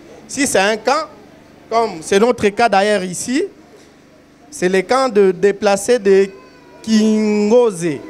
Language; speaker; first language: French; non-native, fluent; Swahili